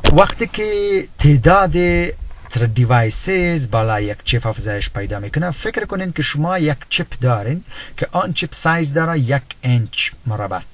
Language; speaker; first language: Persian; native; Persian